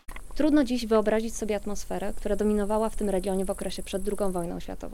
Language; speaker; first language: Polish; native; Polish